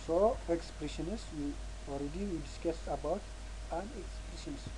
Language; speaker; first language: English; non-native, local second language; Amharic